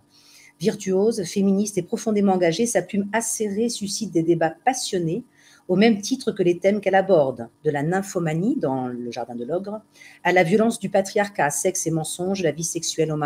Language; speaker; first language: French; native; French